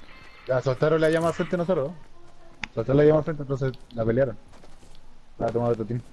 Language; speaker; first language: Spanish; native; Spanish